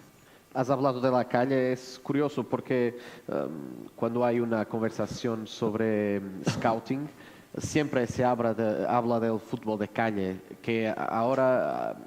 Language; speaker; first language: Spanish; non-native, fluent; Portuguese